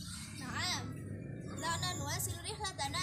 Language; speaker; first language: Arabic; non-native, learner; Indonesian